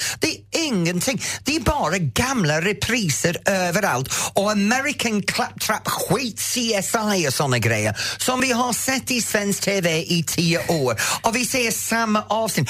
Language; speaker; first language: Swedish; non-native, fluent; English